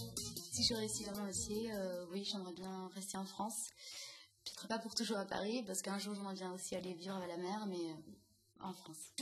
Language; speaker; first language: French; non-native, fluent; German